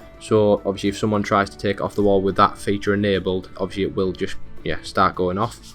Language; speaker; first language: English; native; English